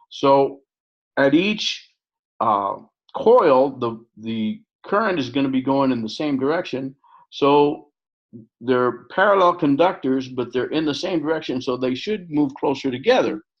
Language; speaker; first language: English; native; English